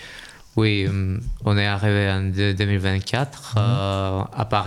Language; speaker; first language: French; non-native, fluent; Russian